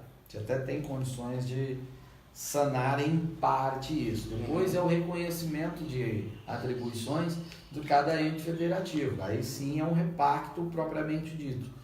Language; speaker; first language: Portuguese; native; Portuguese